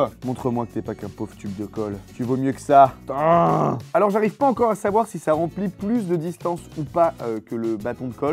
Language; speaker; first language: French; native; French